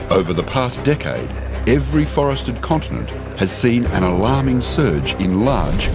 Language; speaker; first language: English; native; English